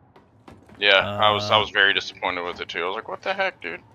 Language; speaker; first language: English; native; English